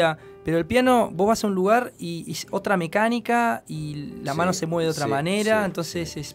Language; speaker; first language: Spanish; native; Spanish